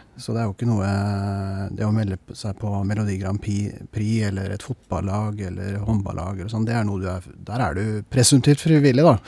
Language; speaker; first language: Norwegian; native; Norwegian